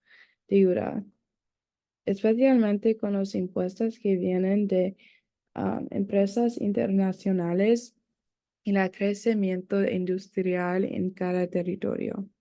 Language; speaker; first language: Spanish; non-native, learner; English